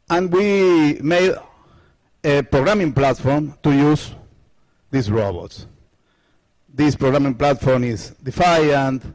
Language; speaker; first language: English; non-native, learner; Spanish